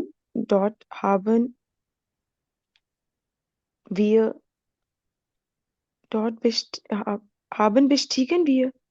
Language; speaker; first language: German; non-native, learner; Urdu